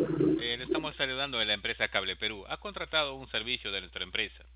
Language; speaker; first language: Spanish; native; Spanish